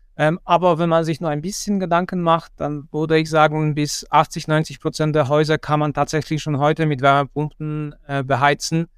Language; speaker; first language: German; non-native, fluent; Polish